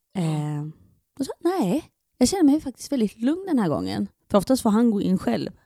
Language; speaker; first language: Swedish; native; Swedish